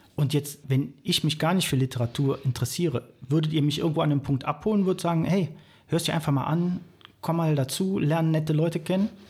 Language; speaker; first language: German; native; German